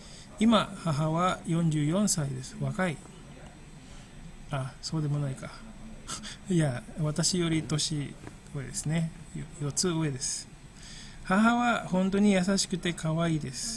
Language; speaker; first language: Japanese; non-native, fluent; Indonesian